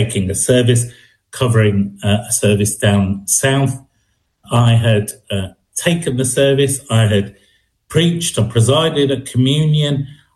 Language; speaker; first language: English; native; English